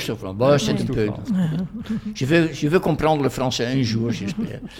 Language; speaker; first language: French; non-native, fluent; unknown